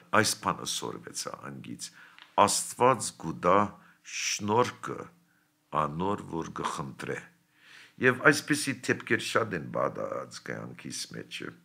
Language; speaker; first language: Armenian; early bilingual, heritage; Armenian